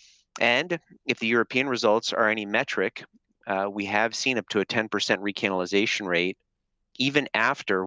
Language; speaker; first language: English; native; English